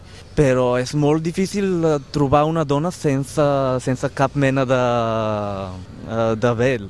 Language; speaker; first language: Catalan; non-native, fluent; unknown